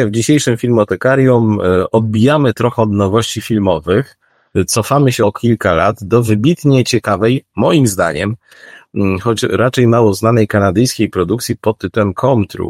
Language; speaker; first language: Polish; native; Polish